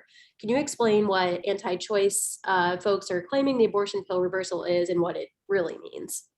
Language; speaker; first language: English; native; English